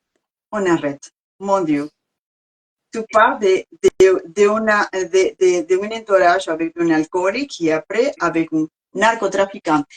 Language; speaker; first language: French; non-native, learner; Spanish